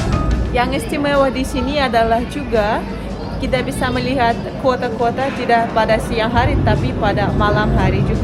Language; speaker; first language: Indonesian; non-native, fluent; Russian